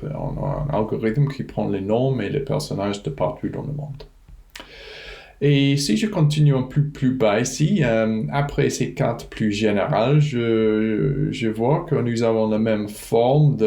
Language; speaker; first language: French; non-native, fluent; English